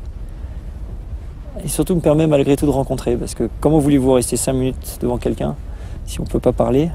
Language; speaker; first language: French; native; French